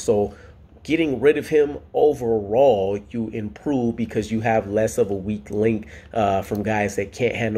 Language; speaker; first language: English; native; English